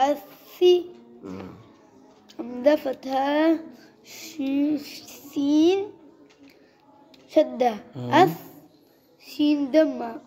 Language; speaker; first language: Arabic; non-native, learner; Urdu